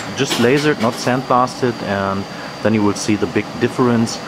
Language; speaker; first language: English; non-native, fluent; German